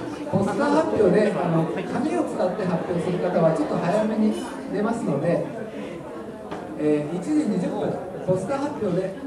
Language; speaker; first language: Japanese; native; Japanese